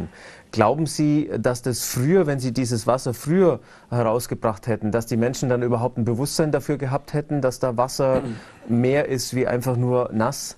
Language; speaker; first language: German; native; German